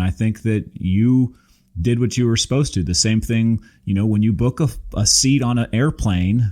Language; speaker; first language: English; native; English